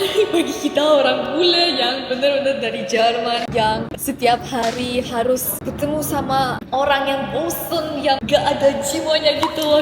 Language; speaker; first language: Indonesian; non-native, fluent; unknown